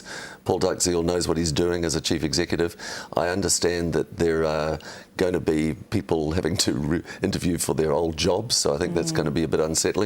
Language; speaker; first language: English; native; English